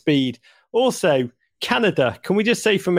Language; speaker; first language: English; native; English